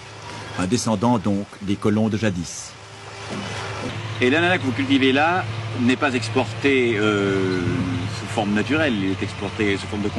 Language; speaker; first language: French; native; French